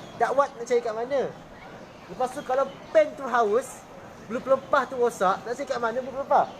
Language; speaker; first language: Malay; native; Malay